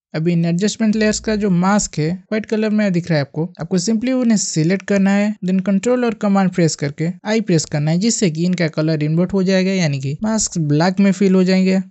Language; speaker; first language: Hindi; native; Hindi